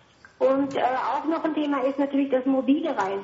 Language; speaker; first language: German; native; German